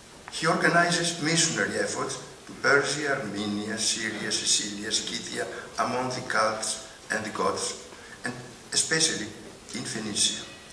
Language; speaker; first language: English; non-native, fluent; Greek